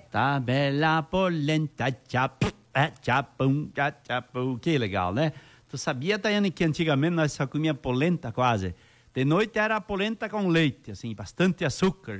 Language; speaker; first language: Portuguese; native; Portuguese